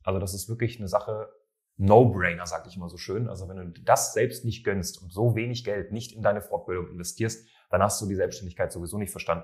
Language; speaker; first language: German; native; German